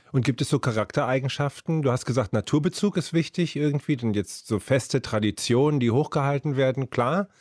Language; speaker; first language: German; native; German